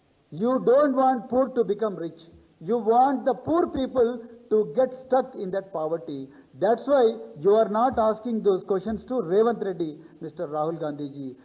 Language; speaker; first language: English; non-native, local second language; Telugu